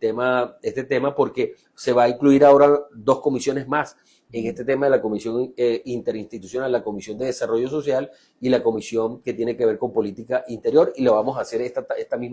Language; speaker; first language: Spanish; native; Spanish